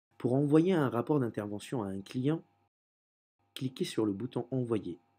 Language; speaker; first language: French; native; French